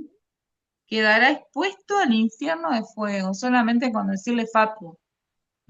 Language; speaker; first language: Spanish; native; Spanish